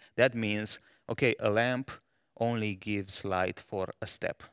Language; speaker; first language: English; non-native, fluent; Romanian